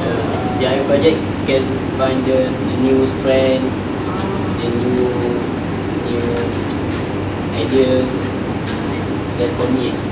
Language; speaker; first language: English; non-native, local second language; Malay